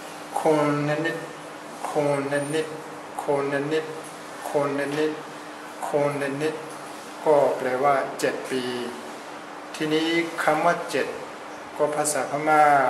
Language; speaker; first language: Thai; non-native, fluent; Burmese